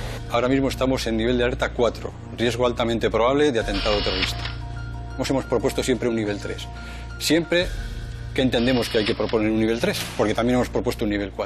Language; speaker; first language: Spanish; native; Spanish